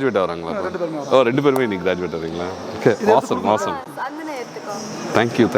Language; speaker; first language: Tamil; native; Tamil